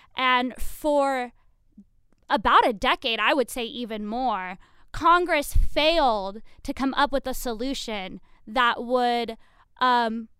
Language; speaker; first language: English; native; English